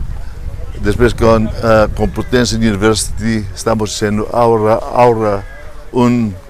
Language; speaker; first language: Spanish; non-native, fluent; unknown